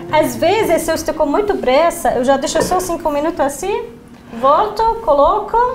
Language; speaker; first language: Portuguese; non-native, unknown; Arabic